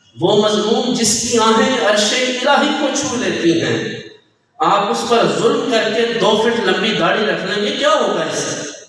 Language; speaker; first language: Urdu; non-native, local second language; Punjabi